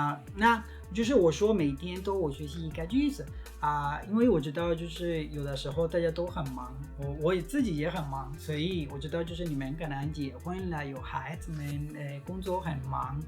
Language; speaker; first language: Chinese; non-native, fluent; Spanish